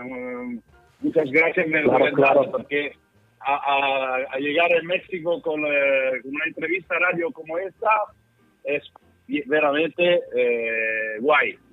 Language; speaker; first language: Spanish; non-native, learner; Italian